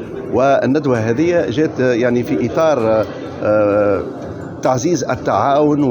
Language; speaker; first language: Arabic; native; Arabic